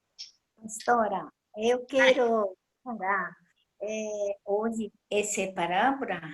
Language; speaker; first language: Portuguese; non-native, learner; Japanese